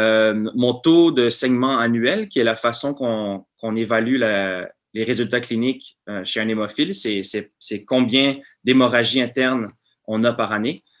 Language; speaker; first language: French; native; French